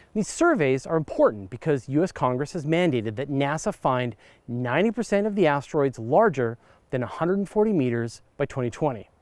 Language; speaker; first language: English; native; English